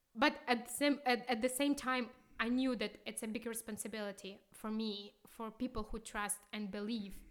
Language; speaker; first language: English; non-native, fluent; Ukrainian